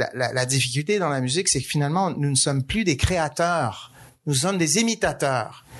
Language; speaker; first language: French; native; French